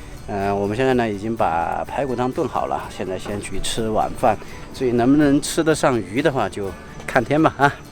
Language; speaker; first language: Chinese; native; Chinese